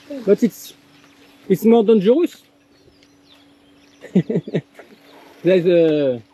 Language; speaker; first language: English; non-native, learner; French